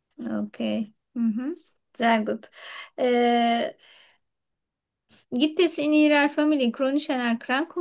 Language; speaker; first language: German; non-native, learner; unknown